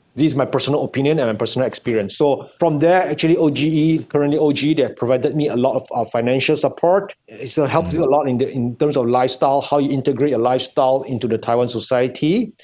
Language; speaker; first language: English; non-native, local second language; Chinese